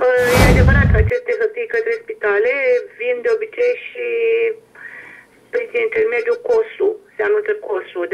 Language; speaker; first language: Romanian; native; Romanian